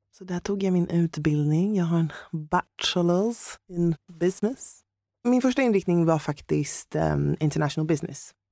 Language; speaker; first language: Swedish; native; Swedish